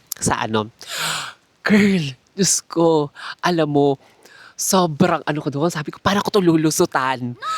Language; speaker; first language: Filipino; native; Filipino